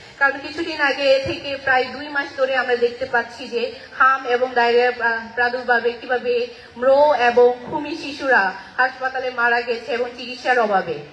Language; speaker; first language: Bangla; non-native, local second language; Garo